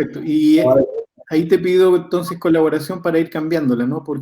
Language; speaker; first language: Spanish; native; Spanish